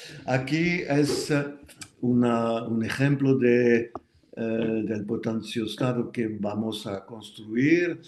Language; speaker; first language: Spanish; non-native, fluent; French